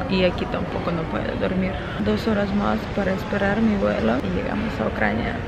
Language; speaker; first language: Spanish; non-native, fluent; Ukrainian